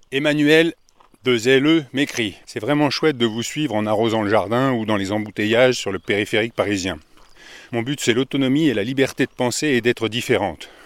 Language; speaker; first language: French; native; French